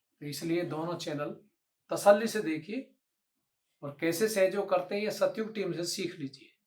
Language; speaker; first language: Hindi; native; Hindi